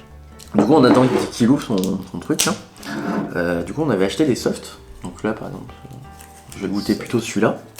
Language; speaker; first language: French; native; French